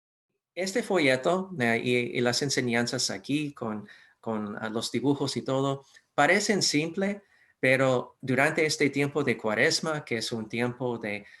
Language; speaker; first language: Spanish; non-native, fluent; English